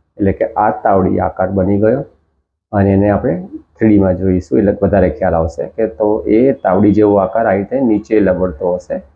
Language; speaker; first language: Gujarati; native; Gujarati